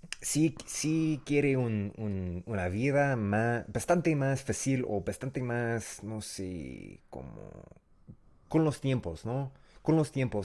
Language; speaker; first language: Spanish; non-native, learner; English